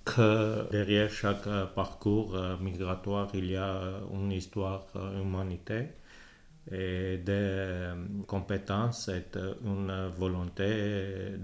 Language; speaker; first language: French; non-native, learner; Armenian